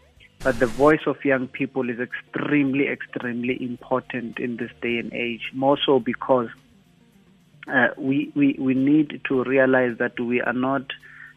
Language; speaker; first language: English; non-native, local second language; Xhosa